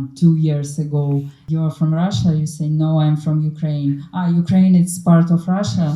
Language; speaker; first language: English; non-native, learner; Ukrainian